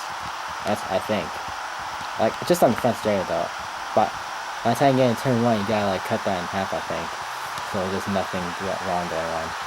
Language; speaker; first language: English; native; English